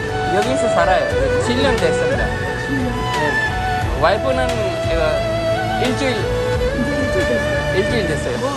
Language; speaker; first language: Korean; non-native, learner; Sinhala